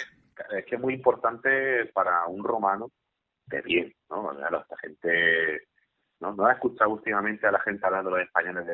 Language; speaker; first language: Spanish; native; Spanish